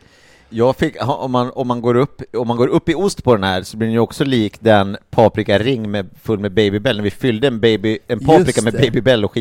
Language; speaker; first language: Swedish; native; Swedish